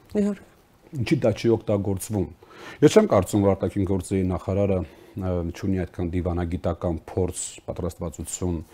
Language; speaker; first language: Armenian; native; Armenian